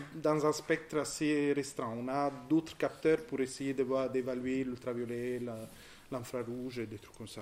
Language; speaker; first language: French; non-native, fluent; Italian